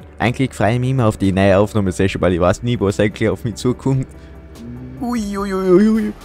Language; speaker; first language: German; native; German